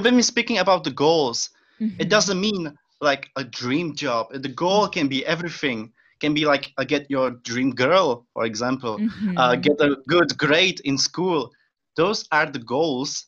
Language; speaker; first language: English; non-native, fluent; Czech